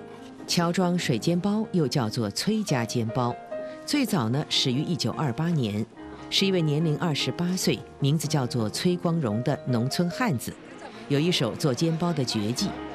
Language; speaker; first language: Chinese; native; Chinese